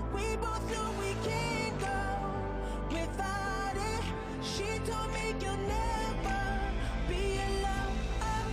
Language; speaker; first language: Spanish; native; Spanish